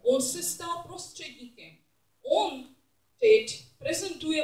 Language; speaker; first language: Czech; non-native, learner; English